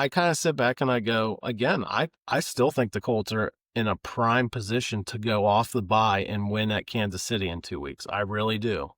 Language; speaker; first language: English; native; English